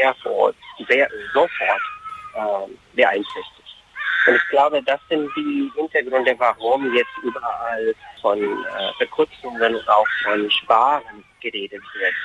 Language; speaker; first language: German; non-native, fluent; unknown